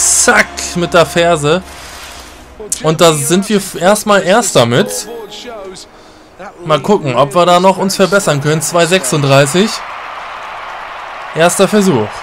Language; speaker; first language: German; native; German